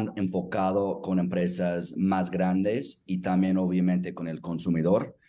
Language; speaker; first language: Spanish; non-native, fluent; English